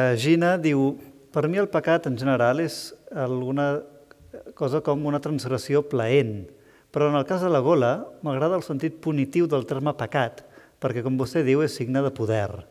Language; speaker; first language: Catalan; native; Catalan